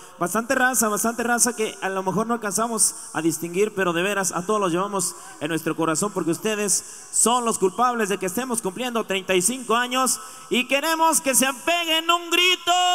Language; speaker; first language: Spanish; native; Spanish